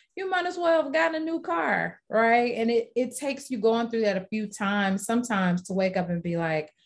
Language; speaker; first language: English; native; English